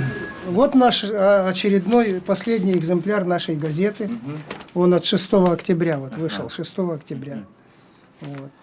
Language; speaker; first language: Russian; native; Russian